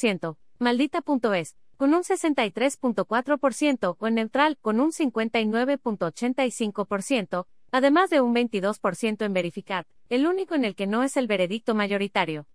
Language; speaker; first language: Spanish; native; Spanish